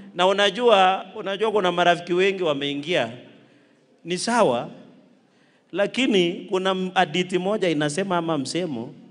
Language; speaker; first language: Swahili; non-native, local second language; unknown